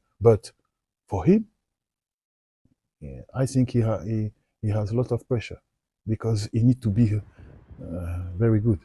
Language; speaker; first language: English; non-native, learner; French